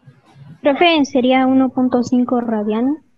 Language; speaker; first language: Spanish; native; Spanish